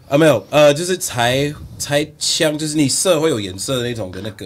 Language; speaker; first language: Chinese; non-native, fluent; English